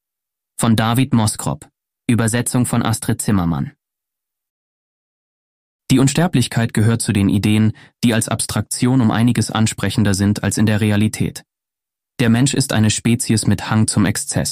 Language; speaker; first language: German; native; German